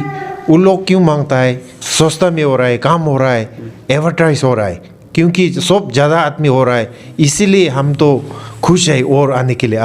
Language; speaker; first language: Hindi; non-native, fluent; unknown